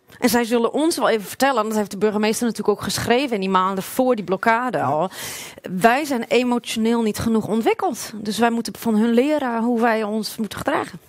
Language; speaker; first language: Dutch; non-native, local second language; Western Frisian